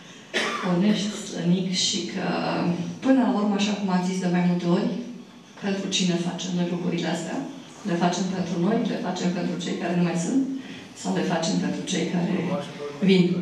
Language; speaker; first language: Romanian; native; Romanian